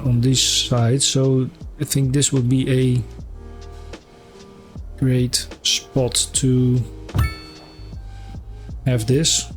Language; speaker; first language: English; non-native, fluent; Dutch